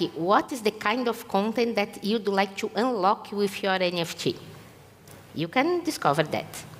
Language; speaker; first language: English; non-native, fluent; Portuguese